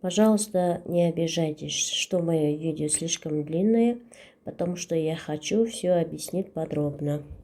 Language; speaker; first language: Russian; non-native, local second language; Kazakh